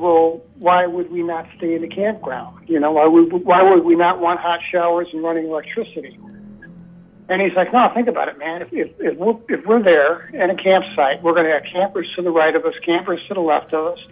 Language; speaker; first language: English; native; English